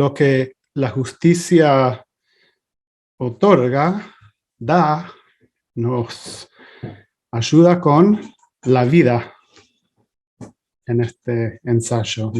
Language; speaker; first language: Spanish; non-native, fluent; English